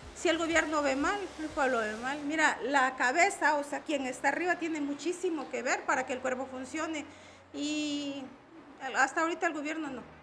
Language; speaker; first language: Spanish; native; Spanish